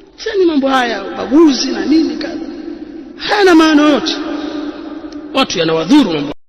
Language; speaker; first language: Swahili; native; Swahili